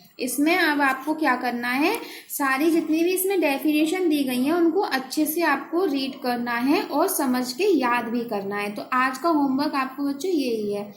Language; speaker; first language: Hindi; native; Hindi